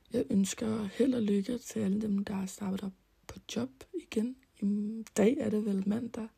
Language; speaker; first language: Danish; early bilingual, other home language; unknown